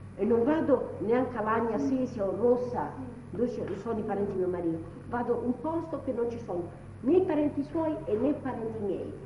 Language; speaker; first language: Italian; native; Italian